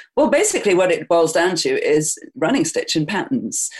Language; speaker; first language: English; native; English